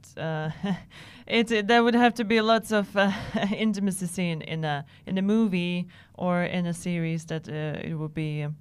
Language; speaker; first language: English; non-native, fluent; Czech